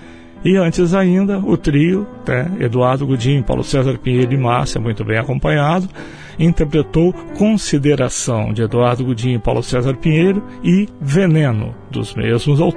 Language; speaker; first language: Portuguese; native; Portuguese